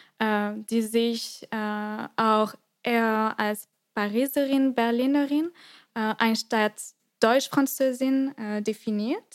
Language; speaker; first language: German; non-native, fluent; French